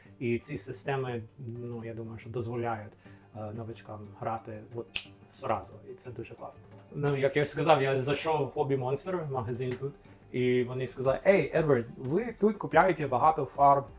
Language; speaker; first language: Ukrainian; non-native, fluent; English